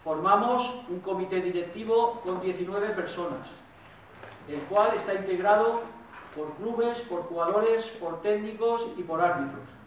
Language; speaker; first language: Spanish; non-native, local second language; Catalan